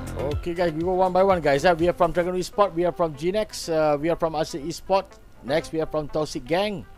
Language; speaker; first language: English; non-native, local second language; Malay